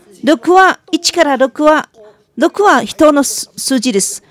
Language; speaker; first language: Japanese; non-native, fluent; Chinese